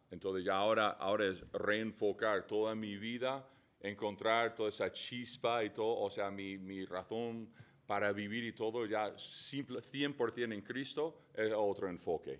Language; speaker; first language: Spanish; non-native, fluent; English